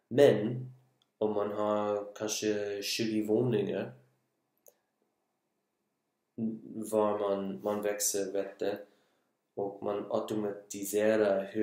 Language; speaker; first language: Swedish; non-native, learner; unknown